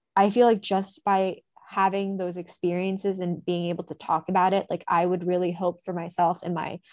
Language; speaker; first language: English; non-native, local second language; Japanese